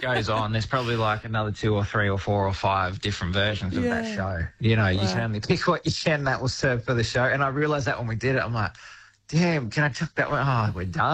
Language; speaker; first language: English; native; English